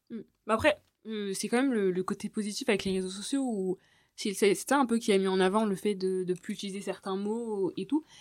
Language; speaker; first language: French; early bilingual, other home language; Lingala